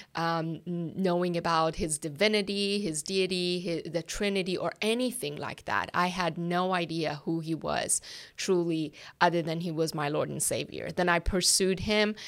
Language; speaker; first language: English; non-native, fluent; Persian